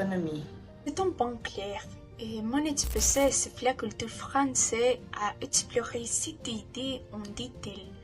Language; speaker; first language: French; non-native, learner; Spanish